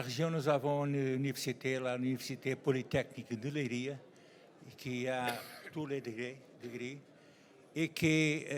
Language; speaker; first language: French; non-native, learner; Portuguese